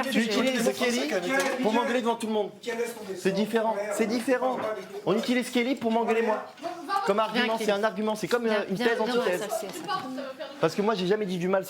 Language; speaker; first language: French; native; French